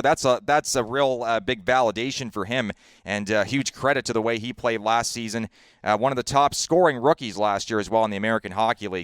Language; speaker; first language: English; native; English